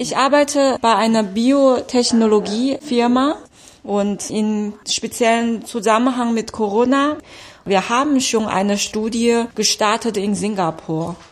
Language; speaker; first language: German; non-native, fluent; Chinese